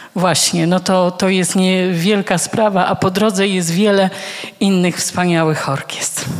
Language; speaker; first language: Polish; native; Polish